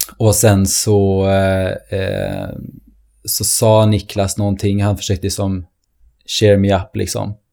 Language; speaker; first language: Swedish; early bilingual, other home language; Norwegian